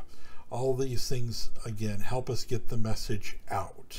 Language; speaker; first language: English; native; English